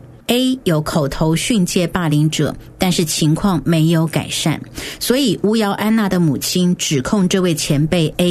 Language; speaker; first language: Chinese; native; Chinese